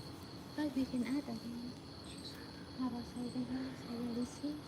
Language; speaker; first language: English; non-native, learner; Vietnamese